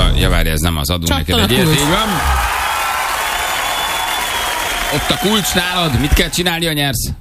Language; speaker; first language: Hungarian; native; Hungarian